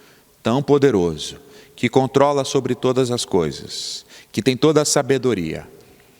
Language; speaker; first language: Portuguese; native; Portuguese